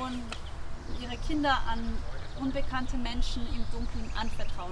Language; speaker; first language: German; native; German